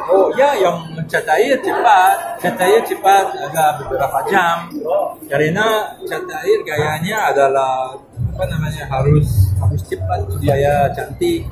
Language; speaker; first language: Indonesian; non-native, fluent; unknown